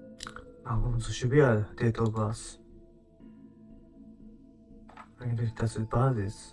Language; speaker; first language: German; non-native, learner; Japanese